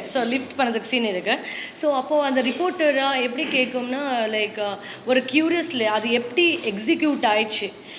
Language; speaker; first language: Tamil; non-native, learner; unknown